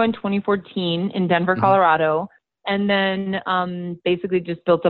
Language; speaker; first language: English; native; English